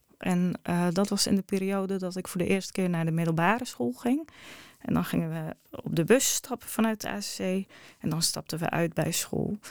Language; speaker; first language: Dutch; early bilingual, other home language; Arabic